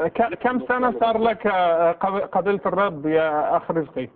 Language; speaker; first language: Arabic; native; Arabic